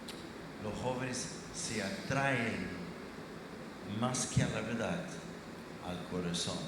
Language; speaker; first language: Spanish; non-native, fluent; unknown